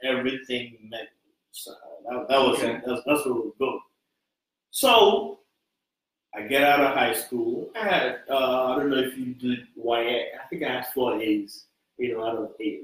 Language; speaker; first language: English; non-native, local second language; Igbo